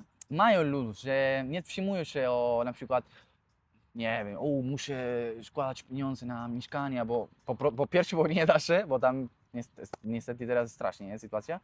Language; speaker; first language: Polish; non-native, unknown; Spanish